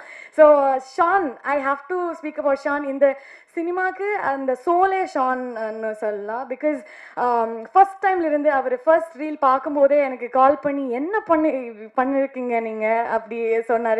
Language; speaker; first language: Tamil; non-native, learner; Kannada